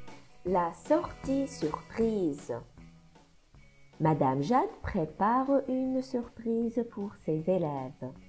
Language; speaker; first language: French; non-native, local second language; Arabic